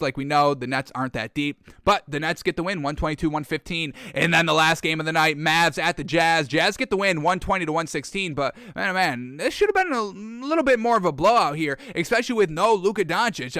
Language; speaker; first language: English; native; English